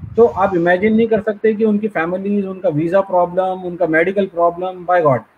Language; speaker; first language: Hindi; native; Hindi